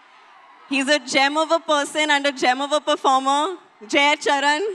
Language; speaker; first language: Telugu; non-native, local second language; Hindi